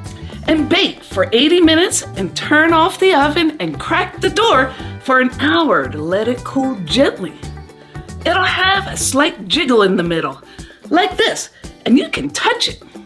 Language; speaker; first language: English; native; English